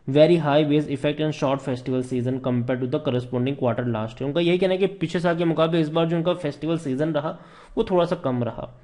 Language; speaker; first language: Hindi; native; Hindi